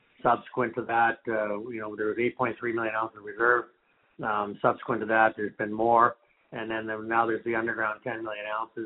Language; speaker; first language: English; native; English